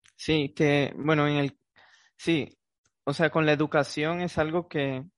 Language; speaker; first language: Spanish; native; Spanish